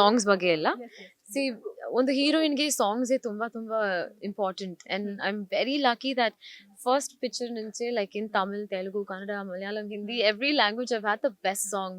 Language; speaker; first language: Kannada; non-native, learner; Tamil